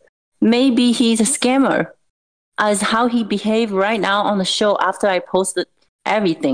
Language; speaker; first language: English; non-native, fluent; Chinese